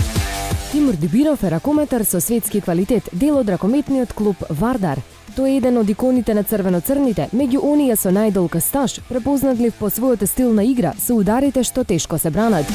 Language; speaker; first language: Macedonian; native; Macedonian